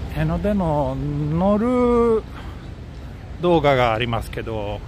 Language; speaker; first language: Japanese; non-native, fluent; Swedish